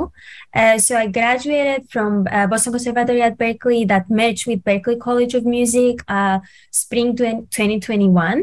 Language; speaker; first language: English; non-native, fluent; Greek